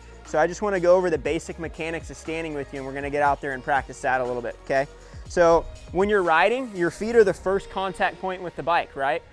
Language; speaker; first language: English; native; English